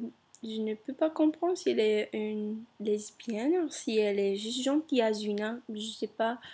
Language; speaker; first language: French; non-native, learner; English